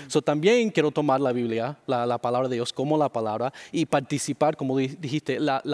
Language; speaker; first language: Spanish; early bilingual, heritage; Spanish